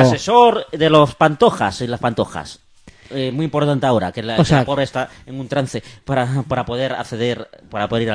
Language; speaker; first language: Spanish; native; Spanish